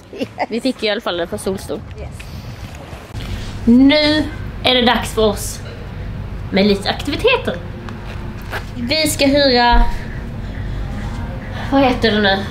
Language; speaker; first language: Swedish; native; Swedish